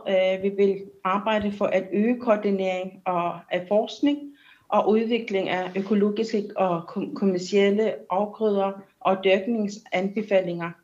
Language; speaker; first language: Danish; non-native, local second language; Kalaallisut